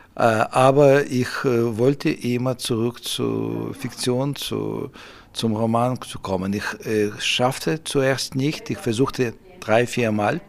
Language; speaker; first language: German; non-native, fluent; Russian